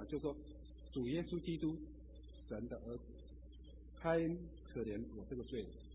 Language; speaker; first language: Chinese; native; Chinese